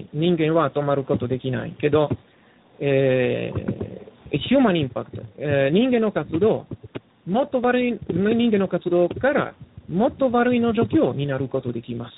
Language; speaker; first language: Japanese; non-native, learner; Italian